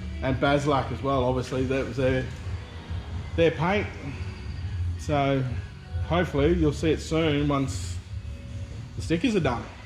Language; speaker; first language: English; native; English